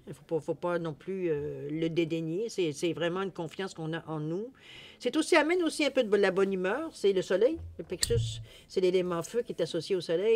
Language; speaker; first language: French; native; French